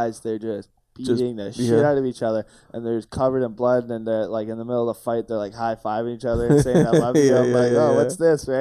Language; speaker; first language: English; native; English